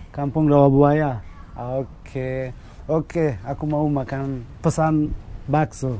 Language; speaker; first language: Indonesian; non-native, learner; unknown